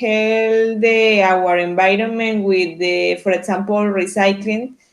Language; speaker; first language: English; non-native, learner; Spanish